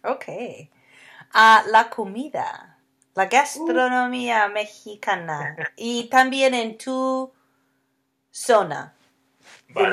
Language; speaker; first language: Spanish; non-native, fluent; English